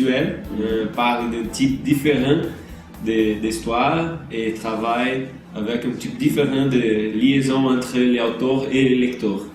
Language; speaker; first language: French; non-native, learner; Portuguese